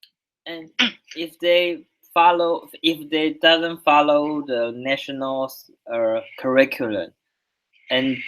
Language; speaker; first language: English; non-native, learner; Chinese